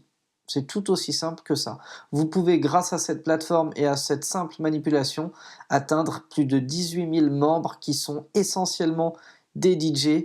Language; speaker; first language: French; native; French